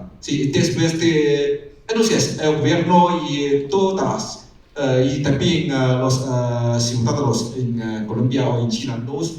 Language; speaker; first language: Spanish; non-native, learner; Chinese